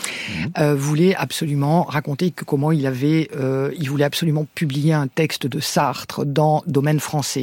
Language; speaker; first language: French; native; French